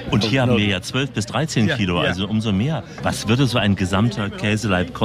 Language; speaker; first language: German; native; German